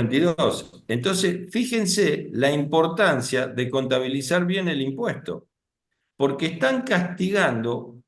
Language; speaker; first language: Spanish; native; Spanish